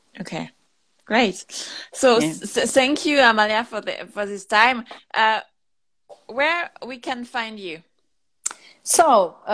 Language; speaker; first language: English; non-native, learner; French